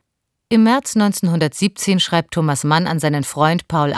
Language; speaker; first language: German; native; German